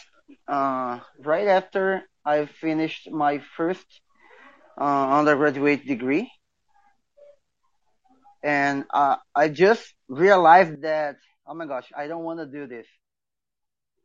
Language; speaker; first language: English; non-native, fluent; Portuguese